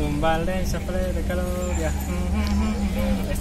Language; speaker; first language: Spanish; non-native, learner; Korean